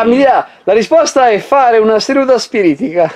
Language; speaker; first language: Italian; native; Italian